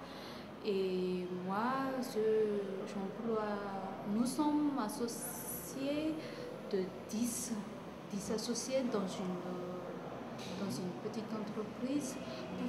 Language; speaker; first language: French; non-native, local second language; Malagasy